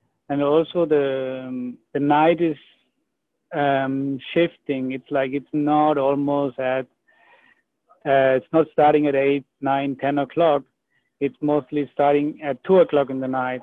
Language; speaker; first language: English; non-native, local second language; Sinhala